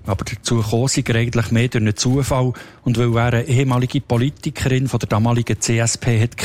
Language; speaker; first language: German; native; German